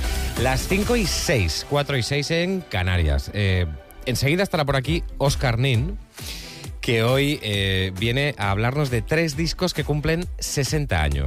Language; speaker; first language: Spanish; native; Spanish